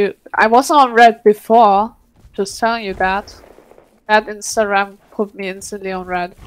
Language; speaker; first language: English; native; English